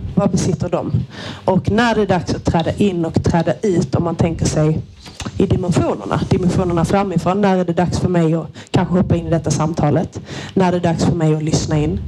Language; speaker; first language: Swedish; native; Swedish